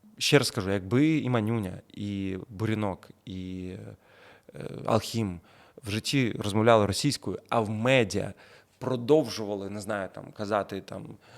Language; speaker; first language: Ukrainian; non-native, local second language; Russian